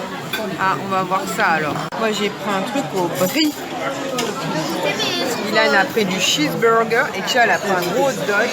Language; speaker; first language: French; native; French